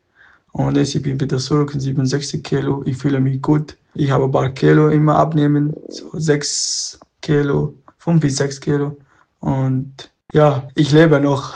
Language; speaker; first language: German; non-native, learner; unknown